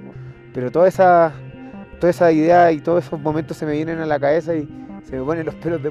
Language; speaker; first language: Spanish; native; Spanish